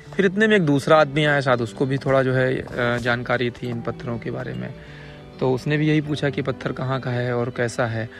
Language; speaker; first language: Hindi; native; Hindi